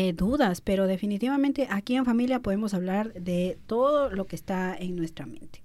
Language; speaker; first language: Spanish; early bilingual, other home language; English